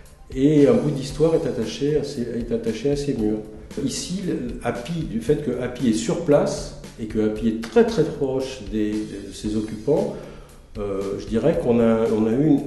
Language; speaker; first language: French; native; French